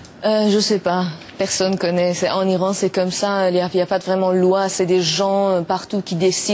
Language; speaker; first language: French; non-native, learner; Persian